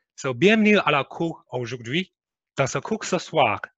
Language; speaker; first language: French; non-native, learner; Chinese